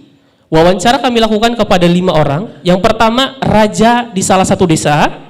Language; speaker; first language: Indonesian; non-native, local second language; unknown